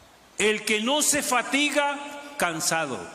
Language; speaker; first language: Spanish; native; Spanish